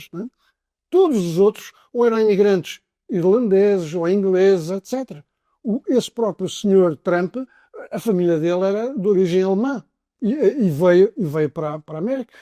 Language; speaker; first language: Portuguese; native; Portuguese